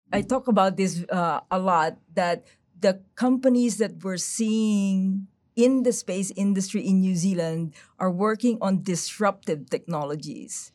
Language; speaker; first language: English; non-native, local second language; Filipino